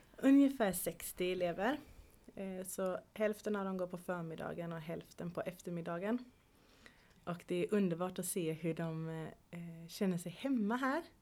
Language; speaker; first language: Swedish; native; Swedish